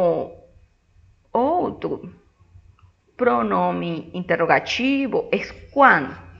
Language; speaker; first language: Portuguese; non-native, fluent; Spanish